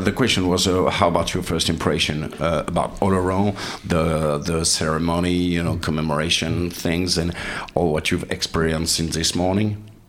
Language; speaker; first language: English; non-native, fluent; French